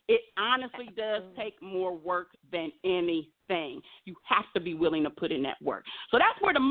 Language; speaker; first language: English; native; English